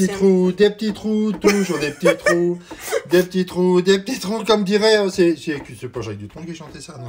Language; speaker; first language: French; native; French